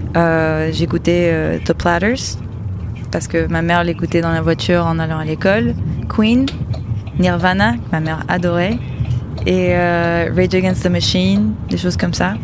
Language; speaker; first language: French; non-native, fluent; English